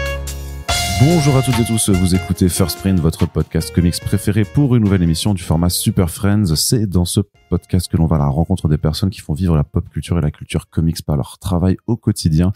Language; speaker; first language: French; native; French